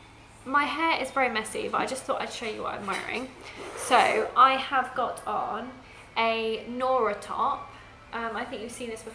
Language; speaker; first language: English; native; English